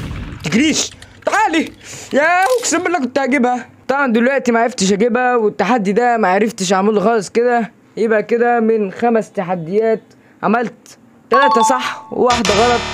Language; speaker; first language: Arabic; native; Arabic